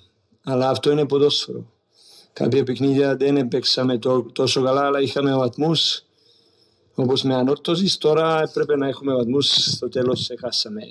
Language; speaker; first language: Greek; non-native, learner; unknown